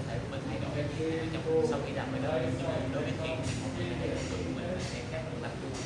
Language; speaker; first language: Vietnamese; native; Vietnamese